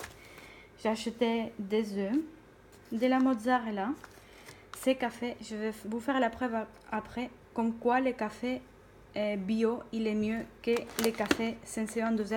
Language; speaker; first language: French; non-native, fluent; Spanish